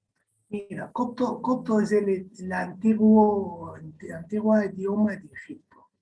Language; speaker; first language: Spanish; non-native, fluent; Arabic